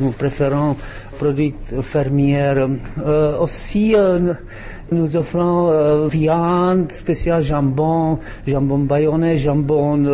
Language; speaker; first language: French; non-native, learner; Czech